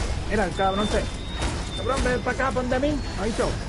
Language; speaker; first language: Spanish; native; Spanish